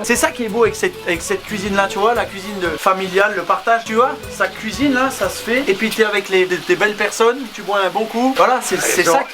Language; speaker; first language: French; native; French